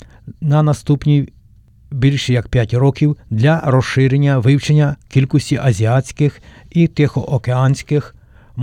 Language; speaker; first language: Ukrainian; native; Ukrainian